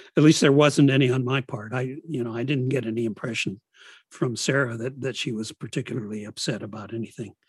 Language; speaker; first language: English; early bilingual, other home language; Italian